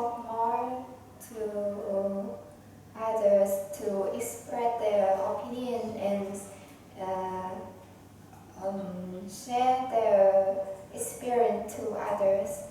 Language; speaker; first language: English; non-native, learner; Vietnamese